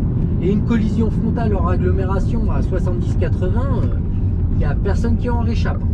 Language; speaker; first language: French; native; French